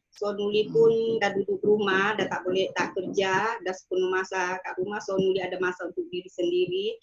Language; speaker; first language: Malay; native; Malay